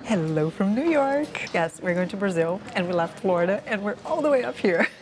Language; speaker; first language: English; non-native, fluent; Portuguese